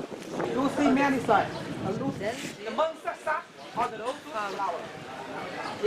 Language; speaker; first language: English; non-native, learner; Vietnamese